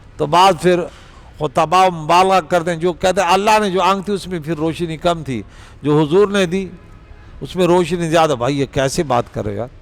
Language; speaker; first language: Urdu; non-native, local second language; Pashto